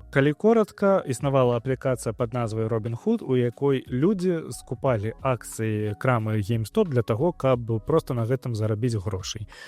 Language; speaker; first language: Belarusian; non-native, local second language; Russian